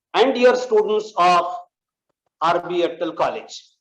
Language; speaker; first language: English; non-native, local second language; Marathi